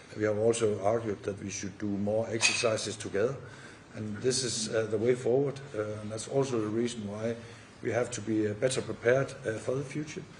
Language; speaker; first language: English; non-native, fluent; Danish